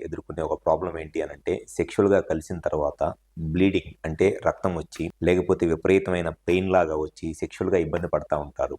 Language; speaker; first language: Telugu; native; Telugu